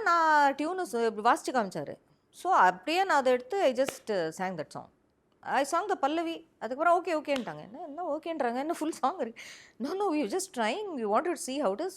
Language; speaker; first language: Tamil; early bilingual, heritage; Tamil